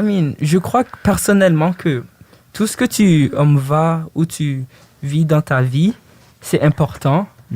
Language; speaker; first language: French; early bilingual, other home language; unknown